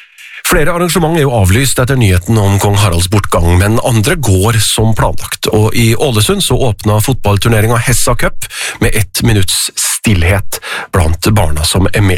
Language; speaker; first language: Norwegian; native; Norwegian